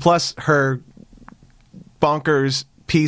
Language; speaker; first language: English; native; English